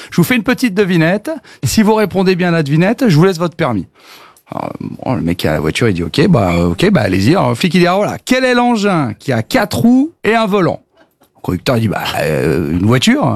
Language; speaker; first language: French; native; French